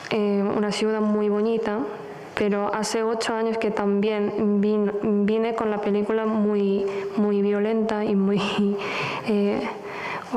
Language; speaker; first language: Spanish; non-native, fluent; Korean